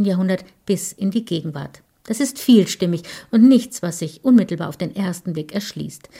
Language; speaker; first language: German; native; German